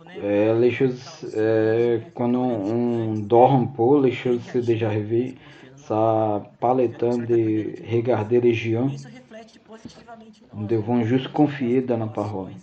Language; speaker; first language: French; non-native, learner; Portuguese